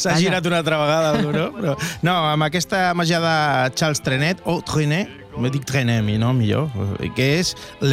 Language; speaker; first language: Catalan; native; Catalan